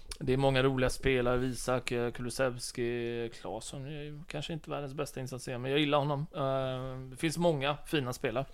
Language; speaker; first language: Swedish; early bilingual, other home language; Bosnian